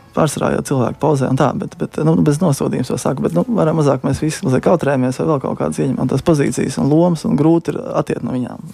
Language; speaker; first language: Latvian; native; Latvian